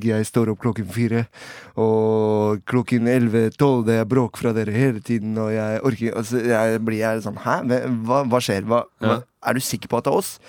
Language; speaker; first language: Norwegian; native; Norwegian